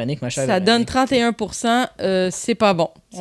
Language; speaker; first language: French; native; French